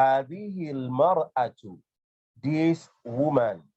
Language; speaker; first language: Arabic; non-native, fluent; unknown